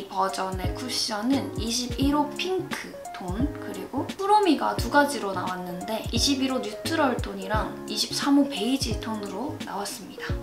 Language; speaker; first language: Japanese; non-native, learner; Korean